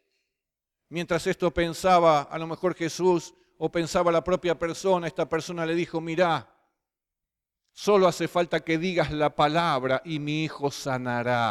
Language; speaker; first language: Spanish; native; Spanish